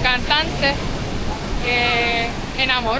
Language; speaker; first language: Spanish; non-native, fluent; Estonian